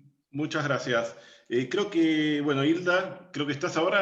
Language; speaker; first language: Spanish; native; Spanish